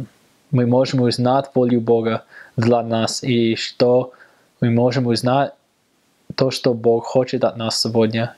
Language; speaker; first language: Russian; non-native, learner; English